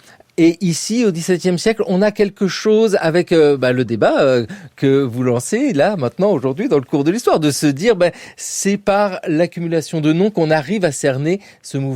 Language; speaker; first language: French; native; French